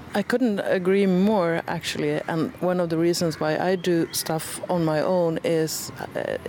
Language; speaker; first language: English; non-native, fluent; Swedish